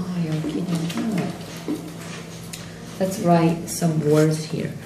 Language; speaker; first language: English; non-native, fluent; Korean